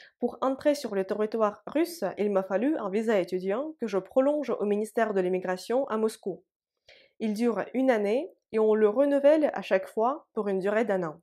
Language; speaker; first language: French; non-native, fluent; Russian